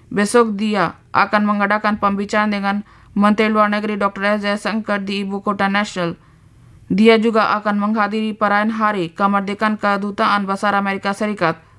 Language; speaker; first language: Indonesian; non-native, fluent; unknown